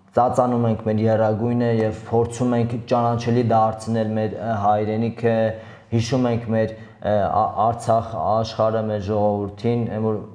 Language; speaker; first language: Armenian; native; Armenian